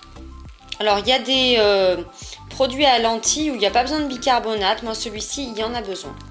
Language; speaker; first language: French; native; French